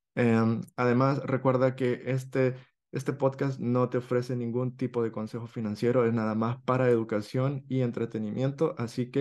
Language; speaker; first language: Spanish; native; Spanish